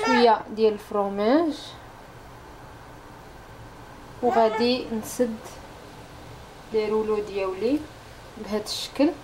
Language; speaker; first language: Arabic; native; Arabic